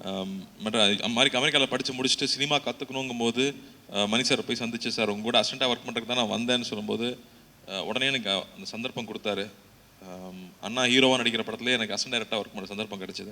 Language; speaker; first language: Tamil; native; Tamil